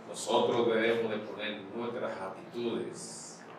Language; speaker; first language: Spanish; native; Spanish